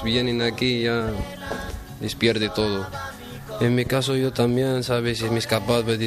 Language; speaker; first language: Spanish; non-native, fluent; Arabic